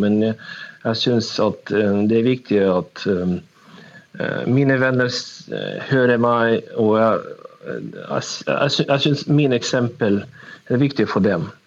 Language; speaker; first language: Norwegian; non-native, learner; Russian